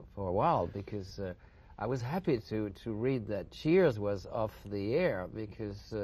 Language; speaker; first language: English; non-native, fluent; French